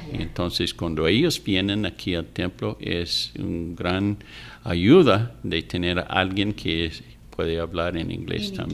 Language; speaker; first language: Spanish; non-native, fluent; English